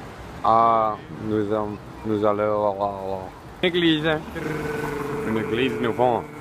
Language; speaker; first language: French; non-native, learner; Dutch